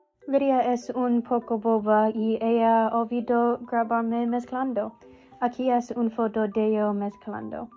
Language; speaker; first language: Spanish; non-native, learner; English